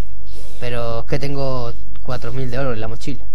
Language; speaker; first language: Spanish; native; Spanish